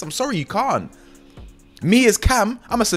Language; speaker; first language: English; native; English